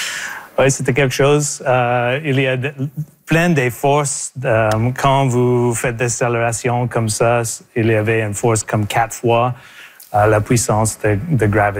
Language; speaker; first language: French; non-native, local second language; English